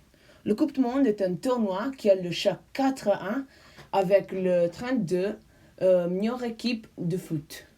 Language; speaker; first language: French; non-native, learner; English